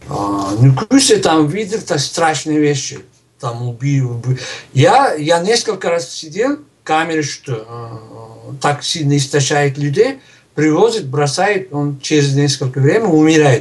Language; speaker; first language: Russian; non-native, local second language; Uzbek